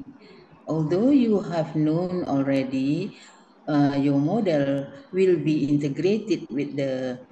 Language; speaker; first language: English; non-native, learner; Indonesian